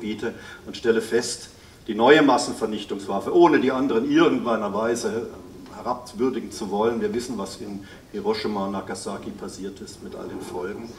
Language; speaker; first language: German; native; German